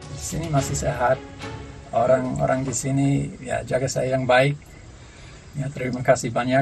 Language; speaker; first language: Indonesian; non-native, fluent; English